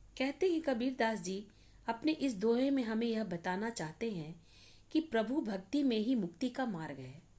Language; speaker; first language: Hindi; native; Hindi